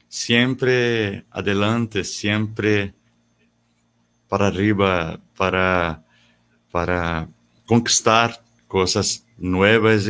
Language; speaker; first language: Spanish; non-native, learner; Portuguese